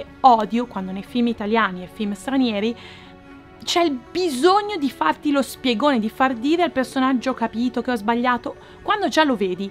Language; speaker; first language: Italian; native; Italian